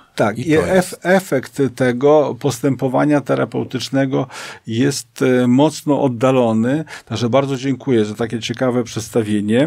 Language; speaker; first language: Polish; native; Polish